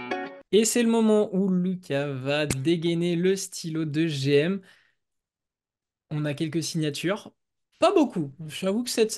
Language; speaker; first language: French; native; French